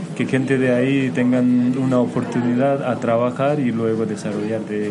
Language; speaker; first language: Spanish; non-native, fluent; Nepali